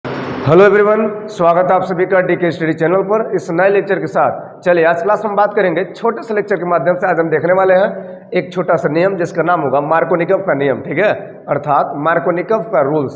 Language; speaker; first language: Hindi; native; Hindi